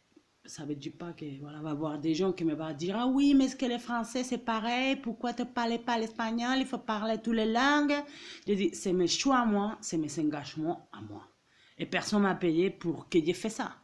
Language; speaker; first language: French; non-native, fluent; Catalan